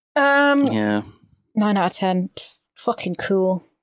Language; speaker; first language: English; native; English